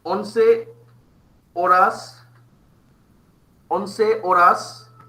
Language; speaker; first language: Spanish; non-native, fluent; Bangla